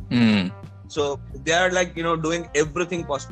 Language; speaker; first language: English; non-native, local second language; Telugu